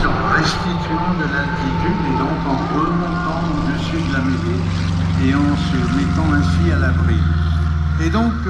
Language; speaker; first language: French; native; French